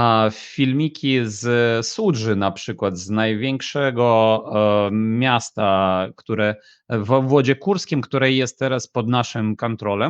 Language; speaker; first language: Polish; non-native, fluent; Ukrainian